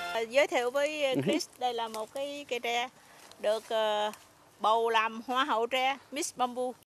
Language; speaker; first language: Vietnamese; native; Vietnamese